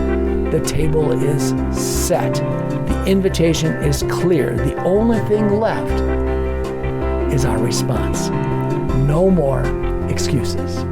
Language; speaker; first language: English; native; English